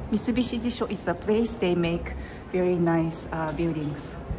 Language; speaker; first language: English; non-native, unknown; Japanese